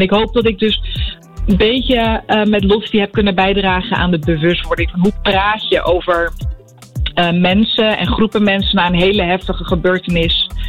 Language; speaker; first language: Dutch; early bilingual, other home language; Arabic